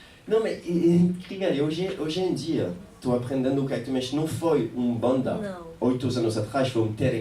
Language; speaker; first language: Portuguese; non-native, fluent; French